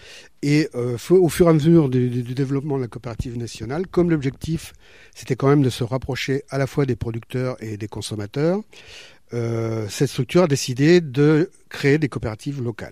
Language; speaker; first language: French; native; French